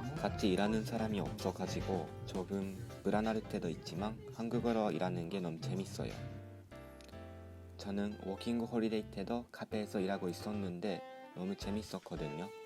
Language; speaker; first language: Korean; non-native, fluent; Japanese